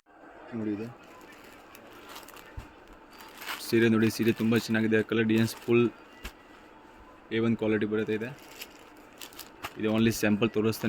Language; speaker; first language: Kannada; non-native, local second language; Hindi